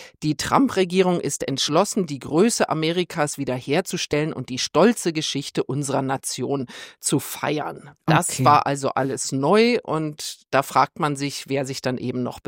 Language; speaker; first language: German; native; German